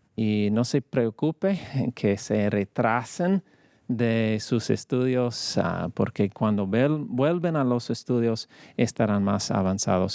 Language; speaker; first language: Spanish; non-native, fluent; English